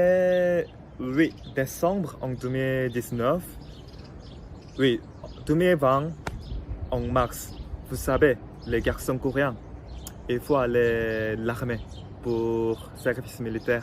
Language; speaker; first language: French; non-native, fluent; Korean